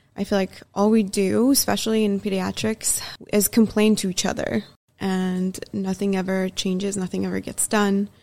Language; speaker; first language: English; early bilingual, other home language; Persian